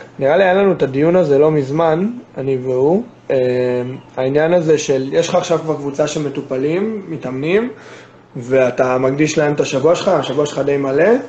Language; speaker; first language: Hebrew; non-native, fluent; English